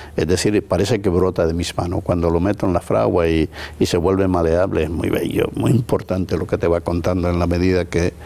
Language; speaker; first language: Spanish; native; Spanish